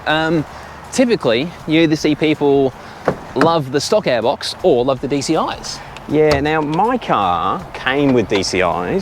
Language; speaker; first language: English; native; English